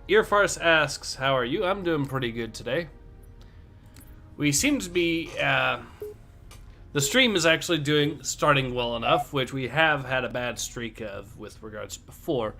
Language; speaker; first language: English; native; English